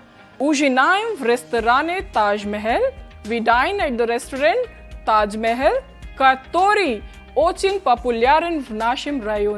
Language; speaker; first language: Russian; non-native, fluent; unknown